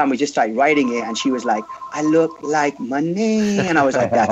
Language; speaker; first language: English; native; English